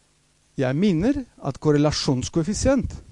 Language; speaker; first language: Swedish; non-native, fluent; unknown